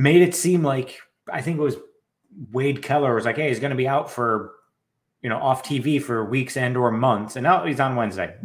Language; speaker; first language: English; native; English